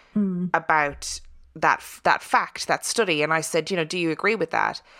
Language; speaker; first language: English; native; English